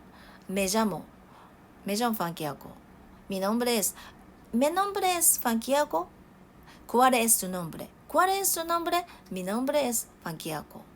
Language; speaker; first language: Spanish; non-native, learner; Japanese